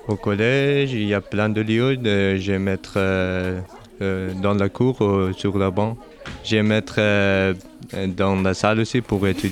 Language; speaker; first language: French; non-native, learner; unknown